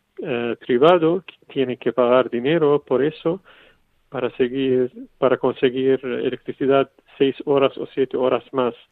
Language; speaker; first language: Spanish; non-native, fluent; Arabic